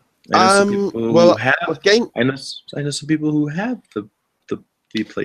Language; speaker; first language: English; native; English